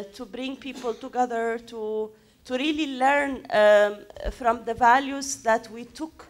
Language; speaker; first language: English; non-native, fluent; Arabic